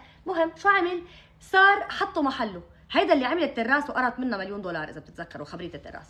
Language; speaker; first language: Arabic; native; Arabic